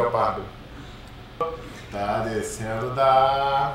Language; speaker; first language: Portuguese; native; Portuguese